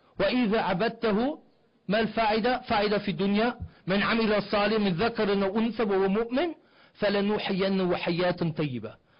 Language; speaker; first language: Arabic; non-native, fluent; German